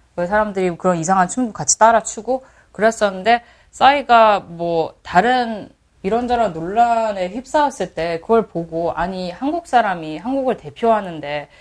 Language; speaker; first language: Korean; early bilingual, heritage; Korean